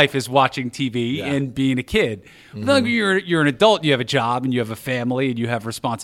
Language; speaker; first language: English; native; English